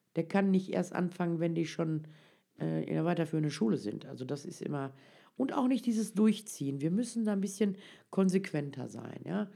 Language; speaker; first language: German; early bilingual, other home language; Turkish